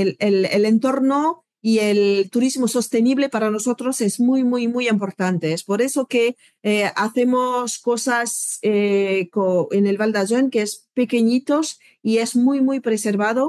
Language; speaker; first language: Spanish; non-native, fluent; French